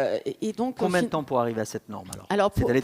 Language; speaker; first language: French; native; French